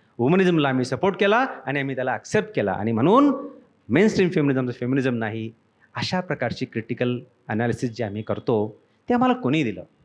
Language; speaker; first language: Marathi; native; Marathi